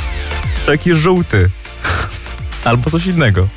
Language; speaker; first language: Polish; native; Polish